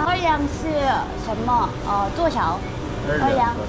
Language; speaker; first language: Chinese; non-native, learner; Korean